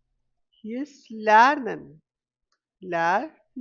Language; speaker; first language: German; non-native, fluent; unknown